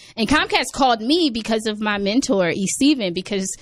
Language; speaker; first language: English; native; English